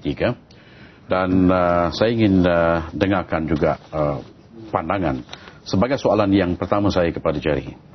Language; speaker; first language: Malay; native; Malay